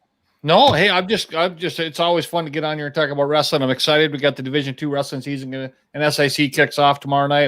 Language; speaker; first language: English; native; English